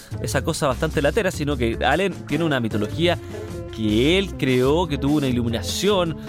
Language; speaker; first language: Spanish; native; Spanish